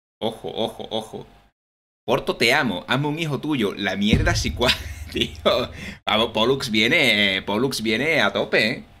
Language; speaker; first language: Spanish; native; Spanish